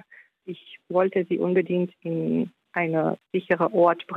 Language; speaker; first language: German; non-native, fluent; Ukrainian